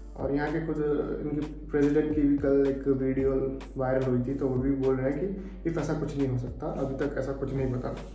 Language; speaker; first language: Hindi; non-native, local second language; Punjabi